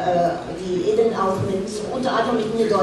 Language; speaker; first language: German; non-native, fluent; Russian